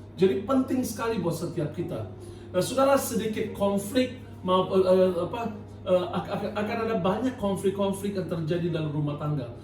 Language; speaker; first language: Indonesian; non-native, fluent; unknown